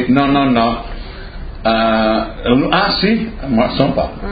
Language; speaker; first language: Italian; early bilingual, heritage; Portuguese